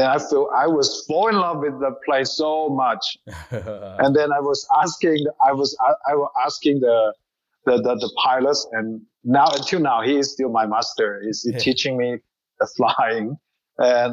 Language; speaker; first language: English; non-native, learner; Chinese